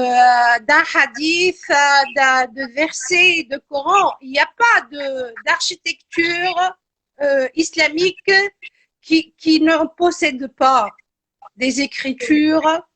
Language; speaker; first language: French; non-native, local second language; Arabic